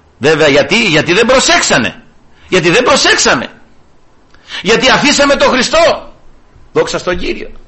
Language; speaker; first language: Greek; early bilingual, heritage; Greek